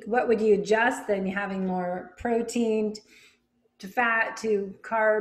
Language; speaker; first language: English; native; English